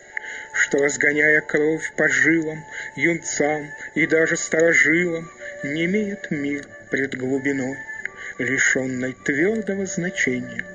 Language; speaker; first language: Russian; native; Russian